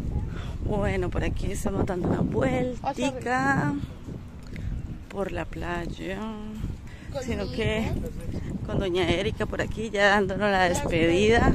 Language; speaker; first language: Spanish; native; Spanish